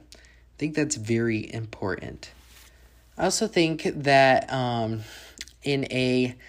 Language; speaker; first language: English; native; English